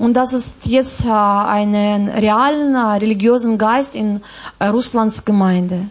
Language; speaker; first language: German; non-native, learner; Russian